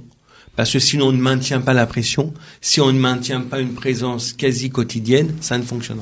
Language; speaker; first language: French; native; French